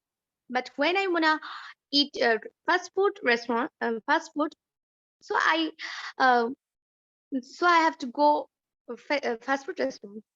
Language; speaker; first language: English; non-native, learner; Bangla